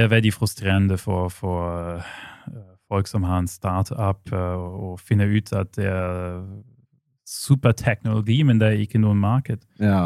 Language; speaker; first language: Norwegian; non-native, fluent; German